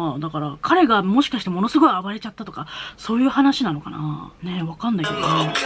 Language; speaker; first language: Japanese; native; Japanese